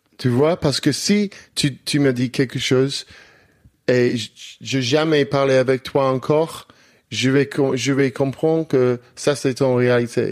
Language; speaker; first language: French; non-native, learner; English